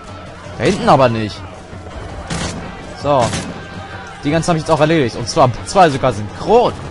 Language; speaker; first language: German; native; German